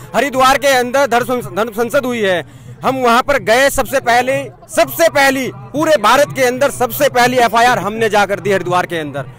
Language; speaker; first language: Hindi; native; Hindi